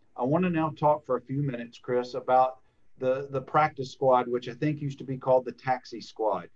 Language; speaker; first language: English; native; English